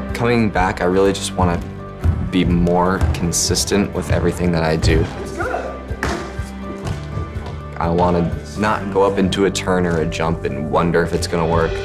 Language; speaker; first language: English; native; English